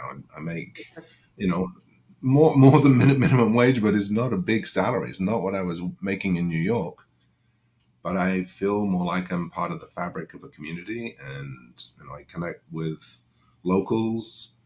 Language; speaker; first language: English; native; English